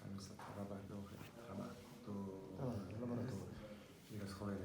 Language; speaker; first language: Spanish; non-native, learner; French